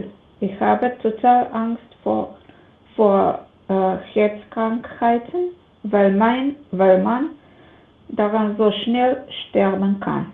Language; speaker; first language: German; non-native, learner; Macedonian